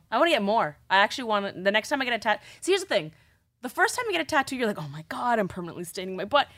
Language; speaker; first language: English; native; English